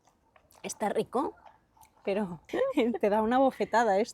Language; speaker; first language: Spanish; native; Spanish